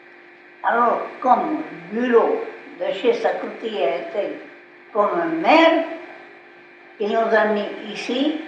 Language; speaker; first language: French; non-native, local second language; Basque